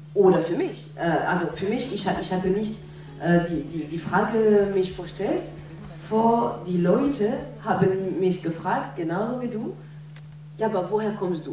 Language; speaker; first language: German; non-native, learner; French